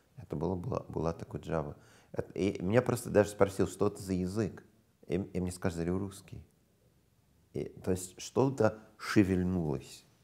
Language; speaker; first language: Russian; non-native, fluent; English